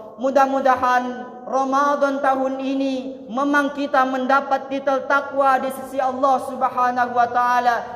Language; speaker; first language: Malay; non-native, local second language; Minangkabau